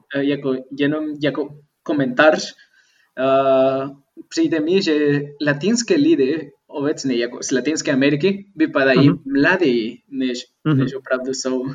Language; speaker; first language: Czech; non-native, fluent; Spanish